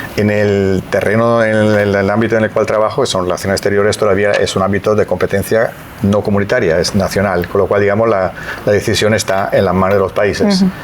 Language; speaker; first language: Spanish; non-native, fluent; Italian